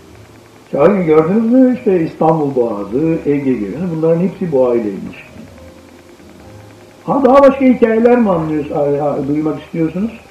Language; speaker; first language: Turkish; native; Turkish